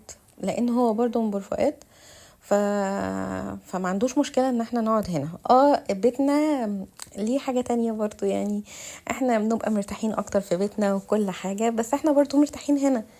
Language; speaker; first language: Arabic; native; Arabic